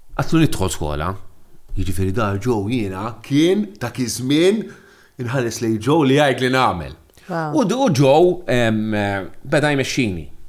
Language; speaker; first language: Maltese; non-native, local second language; English